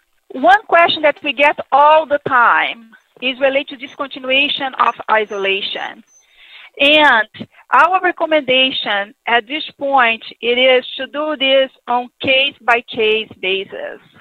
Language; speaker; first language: English; non-native, fluent; Portuguese